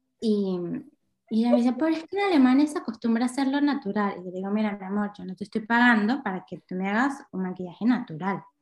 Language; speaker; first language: Spanish; native; Spanish